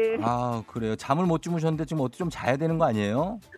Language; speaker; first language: Korean; native; Korean